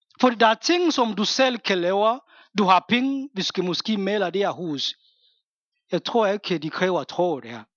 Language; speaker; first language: Danish; non-native, fluent; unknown